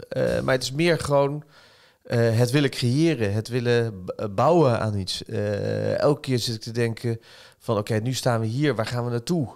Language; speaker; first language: Dutch; native; Dutch